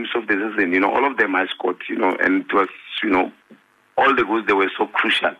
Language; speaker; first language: English; non-native, local second language; Northern Sotho